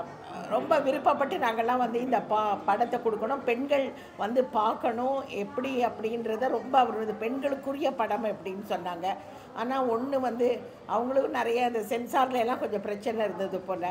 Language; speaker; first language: Tamil; native; Tamil